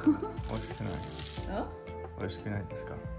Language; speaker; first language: Japanese; non-native, learner; English